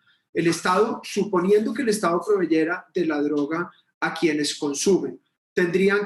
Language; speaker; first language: Spanish; native; Spanish